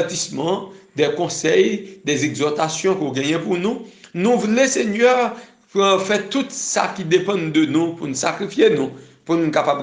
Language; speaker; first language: French; non-native, local second language; Haitian Creole